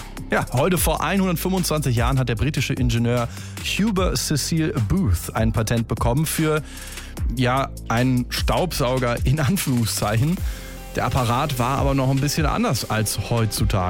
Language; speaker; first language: German; native; German